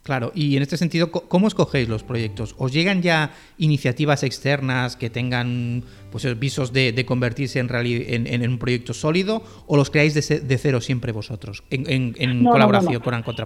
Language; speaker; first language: Spanish; native; Spanish